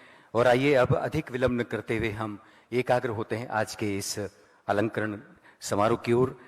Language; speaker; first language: Hindi; native; Hindi